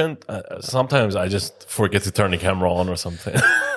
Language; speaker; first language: English; non-native, fluent; Persian